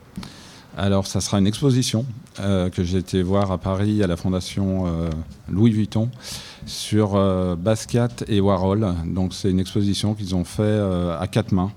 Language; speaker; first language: French; native; French